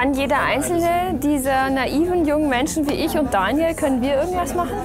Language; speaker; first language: German; native; German